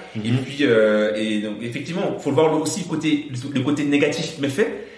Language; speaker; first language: French; native; French